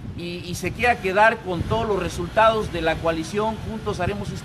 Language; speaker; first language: Spanish; native; Spanish